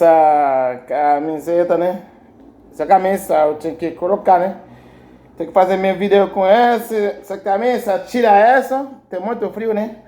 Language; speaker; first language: Portuguese; non-native, learner; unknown